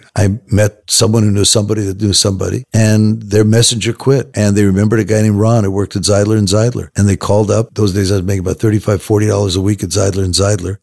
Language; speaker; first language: English; native; English